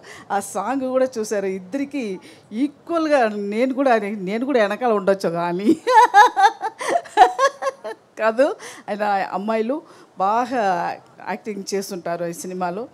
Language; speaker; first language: Telugu; non-native, fluent; Tamil